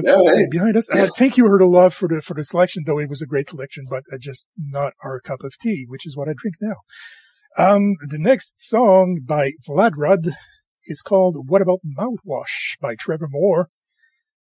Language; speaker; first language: English; native; English